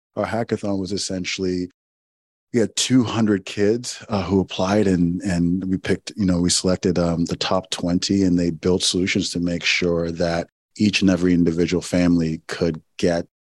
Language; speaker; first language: English; non-native, local second language; Igbo